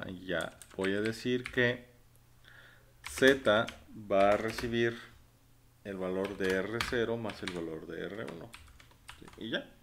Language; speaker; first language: Spanish; native; Spanish